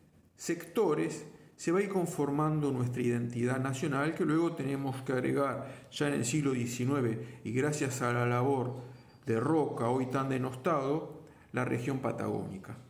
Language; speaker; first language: Spanish; native; Spanish